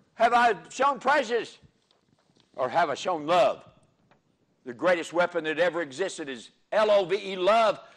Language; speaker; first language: English; native; English